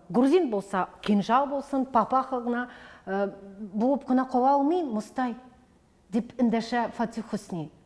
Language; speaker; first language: Tatar; native; Tatar